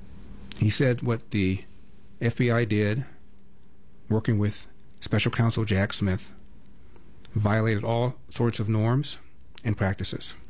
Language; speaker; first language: English; native; English